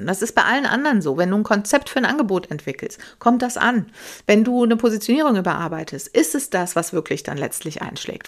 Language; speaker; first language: German; native; German